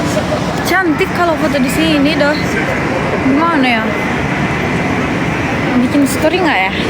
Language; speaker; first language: Indonesian; non-native, learner; Turkish